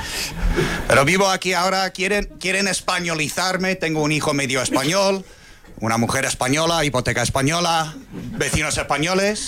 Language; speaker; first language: Spanish; non-native, fluent; English